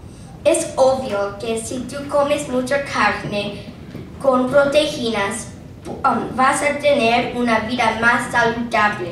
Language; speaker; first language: Spanish; non-native, learner; English